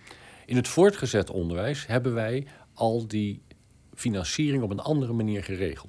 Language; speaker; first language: Dutch; native; Dutch